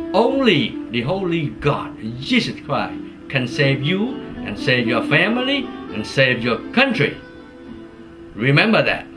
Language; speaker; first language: English; non-native, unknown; Vietnamese